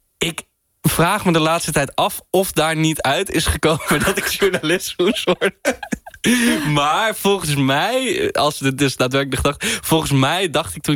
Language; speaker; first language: Dutch; native; Dutch